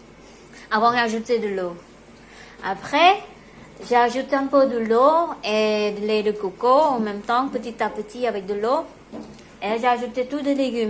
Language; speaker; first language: French; non-native, local second language; Khmer